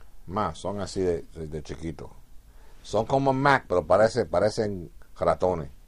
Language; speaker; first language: Spanish; early bilingual, heritage; Spanish